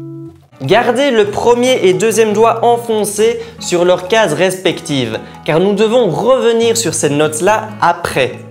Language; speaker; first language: French; native; French